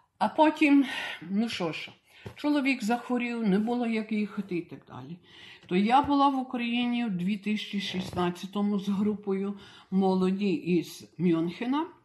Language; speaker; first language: Ukrainian; early bilingual, heritage; Ukrainian